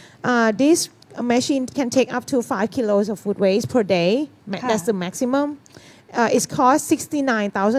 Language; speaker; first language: English; non-native, fluent; Thai